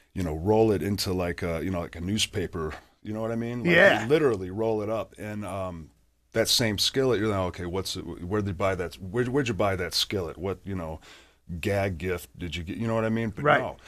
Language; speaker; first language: English; native; English